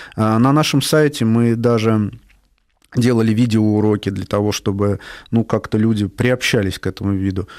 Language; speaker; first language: Russian; native; Russian